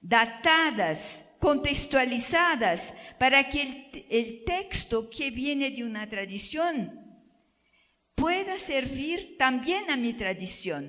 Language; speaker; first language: Spanish; non-native, fluent; Portuguese